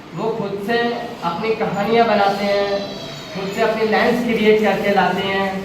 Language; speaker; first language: Hindi; native; Hindi